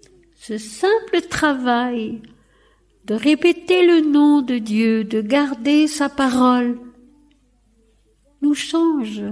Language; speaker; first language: French; native; French